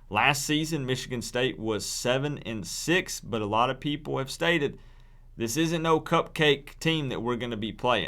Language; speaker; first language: English; native; English